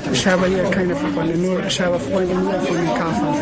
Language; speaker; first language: German; non-native, learner; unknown